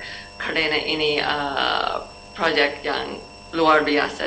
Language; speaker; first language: Indonesian; non-native, learner; English